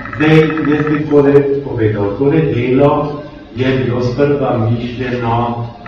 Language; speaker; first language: Slovenian; non-native, local second language; Romany